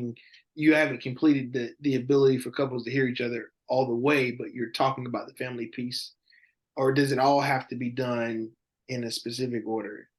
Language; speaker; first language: English; native; English